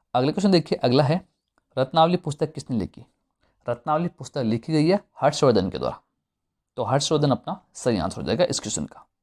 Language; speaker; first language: Hindi; native; Hindi